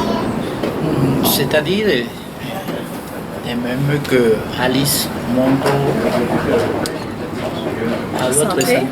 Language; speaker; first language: French; non-native, fluent; Spanish